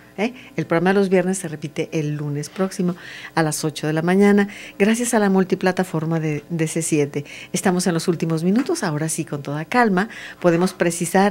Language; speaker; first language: Spanish; native; Spanish